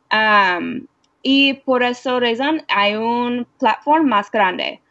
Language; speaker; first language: Spanish; non-native, learner; English